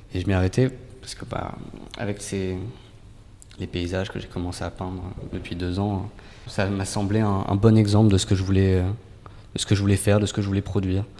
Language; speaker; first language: French; native; French